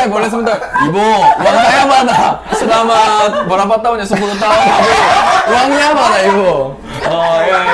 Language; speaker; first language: Indonesian; non-native, fluent; Korean